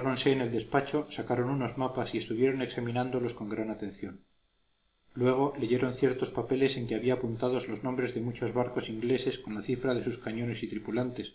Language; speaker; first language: Spanish; native; Spanish